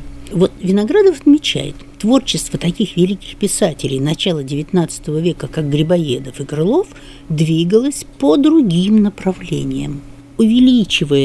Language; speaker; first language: Russian; native; Russian